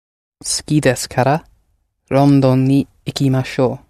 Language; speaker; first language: Japanese; non-native, learner; English